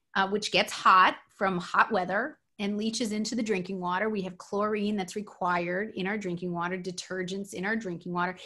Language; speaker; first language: English; native; English